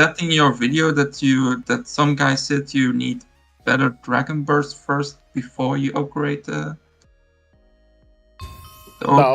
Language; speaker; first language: English; non-native, fluent; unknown